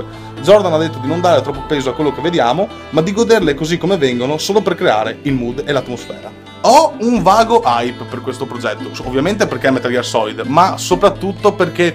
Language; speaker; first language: Italian; native; Italian